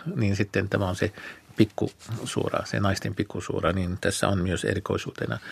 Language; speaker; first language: Finnish; non-native, fluent; Arabic